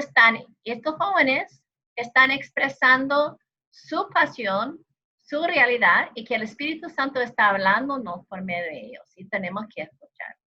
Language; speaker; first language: Spanish; non-native, fluent; English